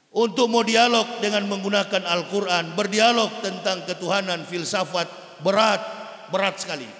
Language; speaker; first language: Indonesian; native; Indonesian